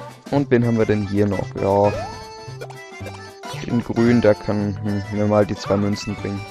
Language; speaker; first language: German; native; German